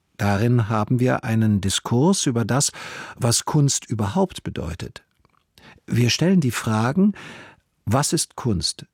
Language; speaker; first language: German; native; German